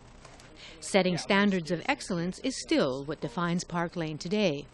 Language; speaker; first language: English; native; English